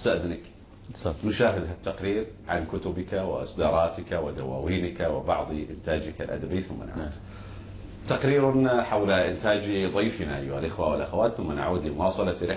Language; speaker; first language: Arabic; native; Arabic